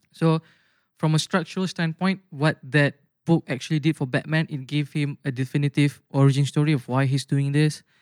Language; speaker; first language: English; non-native, local second language; Malay